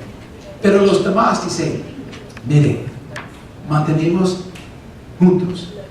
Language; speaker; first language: Spanish; non-native, fluent; English